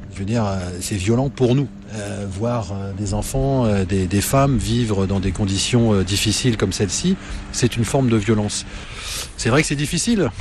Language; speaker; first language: French; native; French